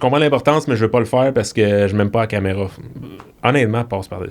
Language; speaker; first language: French; native; French